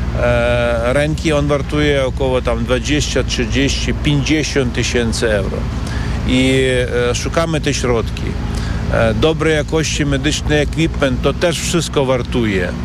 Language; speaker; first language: Polish; non-native, learner; Ukrainian